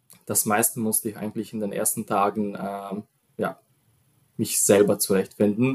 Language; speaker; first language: German; non-native, fluent; Serbian